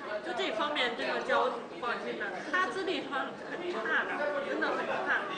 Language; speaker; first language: Chinese; native; Chinese